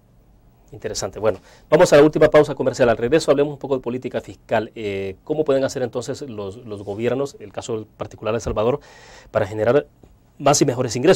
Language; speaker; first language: Spanish; native; Spanish